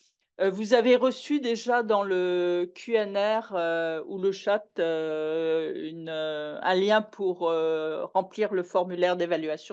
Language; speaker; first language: French; native; French